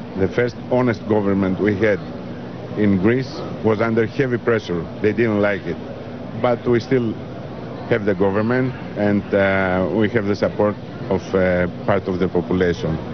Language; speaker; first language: English; non-native, fluent; Greek